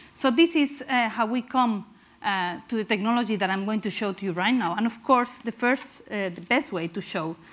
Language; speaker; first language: English; non-native, fluent; Spanish